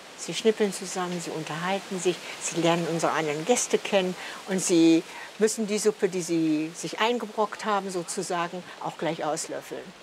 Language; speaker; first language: German; native; German